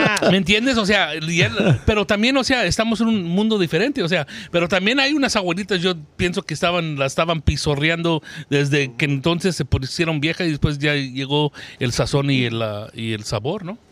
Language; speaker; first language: Spanish; native; Spanish